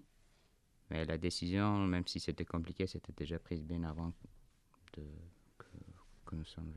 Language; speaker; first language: French; non-native, fluent; Armenian